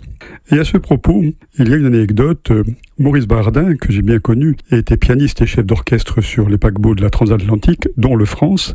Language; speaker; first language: French; native; French